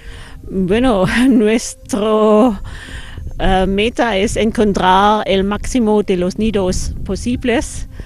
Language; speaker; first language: Spanish; non-native, fluent; German